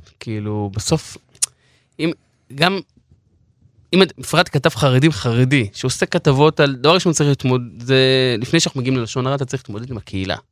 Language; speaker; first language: Hebrew; non-native, local second language; Yiddish